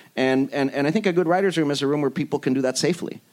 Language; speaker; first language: English; early bilingual, other home language; Spanish